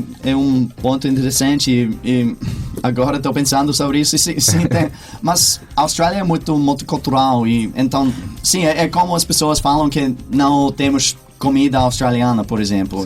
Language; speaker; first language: Portuguese; non-native, fluent; English